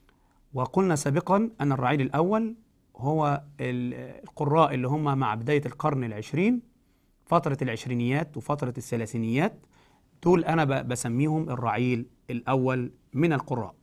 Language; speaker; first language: Arabic; native; Arabic